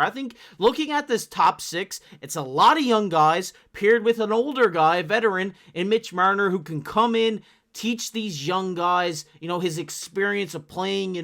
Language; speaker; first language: English; native; English